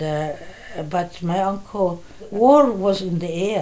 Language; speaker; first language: English; non-native, fluent; Polish